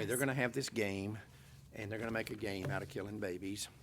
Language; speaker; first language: English; native; English